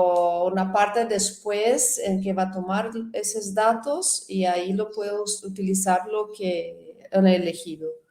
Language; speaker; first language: Spanish; non-native, fluent; Portuguese